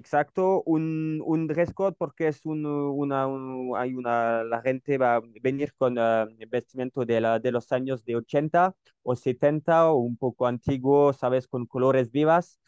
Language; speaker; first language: Spanish; non-native, learner; French